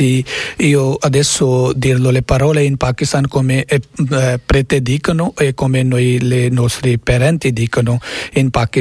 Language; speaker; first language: Italian; non-native, learner; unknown